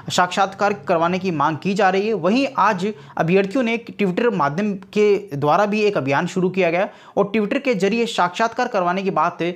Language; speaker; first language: Hindi; native; Hindi